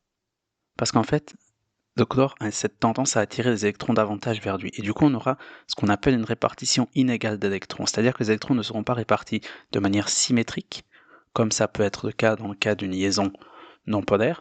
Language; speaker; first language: French; native; French